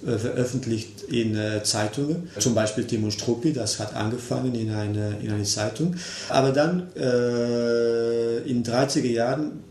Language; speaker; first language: German; non-native, local second language; Dutch